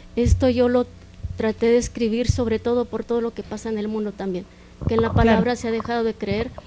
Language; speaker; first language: Spanish; native; Spanish